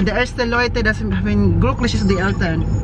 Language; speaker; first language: German; non-native, learner; Filipino